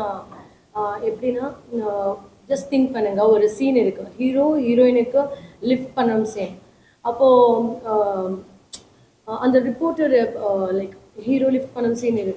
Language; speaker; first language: Tamil; non-native, learner; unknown